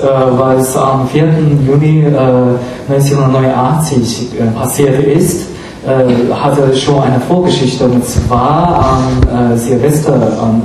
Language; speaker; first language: German; non-native, fluent; Chinese